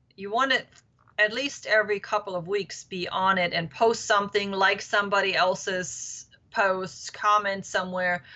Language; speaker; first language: English; non-native, fluent; German